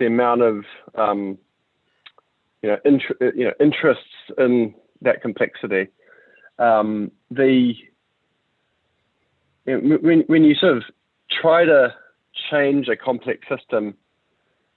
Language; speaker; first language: English; native; English